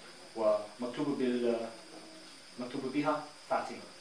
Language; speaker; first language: Arabic; non-native, learner; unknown